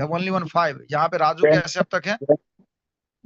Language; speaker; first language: Hindi; native; Hindi